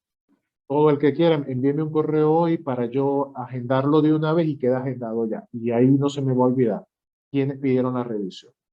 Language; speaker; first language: Spanish; native; Spanish